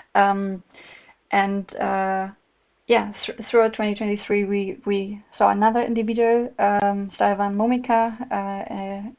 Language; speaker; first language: English; non-native, fluent; German